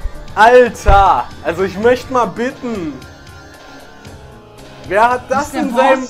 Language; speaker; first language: German; native; German